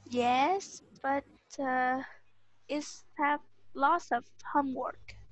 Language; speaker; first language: English; non-native, learner; Vietnamese